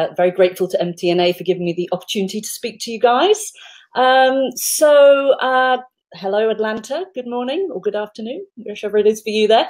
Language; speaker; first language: English; native; English